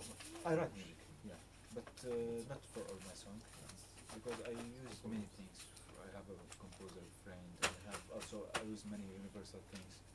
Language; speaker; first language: English; non-native, learner; Arabic